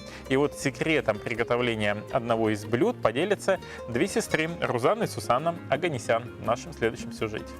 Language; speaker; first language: Russian; native; Russian